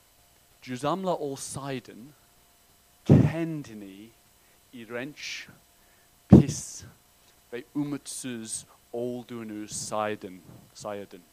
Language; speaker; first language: Turkish; non-native, fluent; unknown